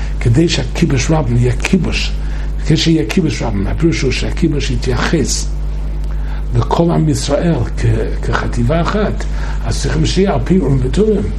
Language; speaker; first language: Hebrew; non-native, fluent; English